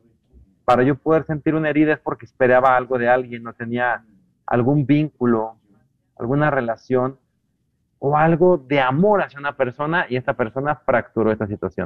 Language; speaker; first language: Spanish; native; Spanish